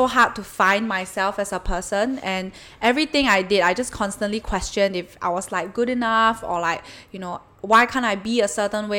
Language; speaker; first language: English; non-native, local second language; Chinese